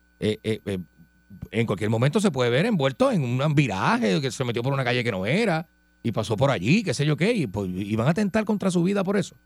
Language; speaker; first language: Spanish; native; Spanish